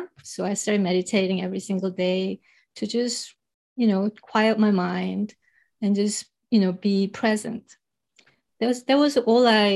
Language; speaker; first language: English; non-native, fluent; Korean